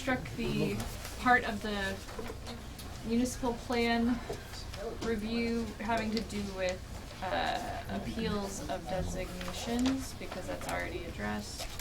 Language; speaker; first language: English; native; English